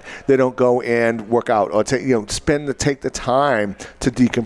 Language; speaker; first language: English; native; English